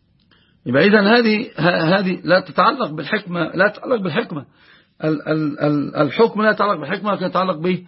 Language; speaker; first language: Arabic; native; Arabic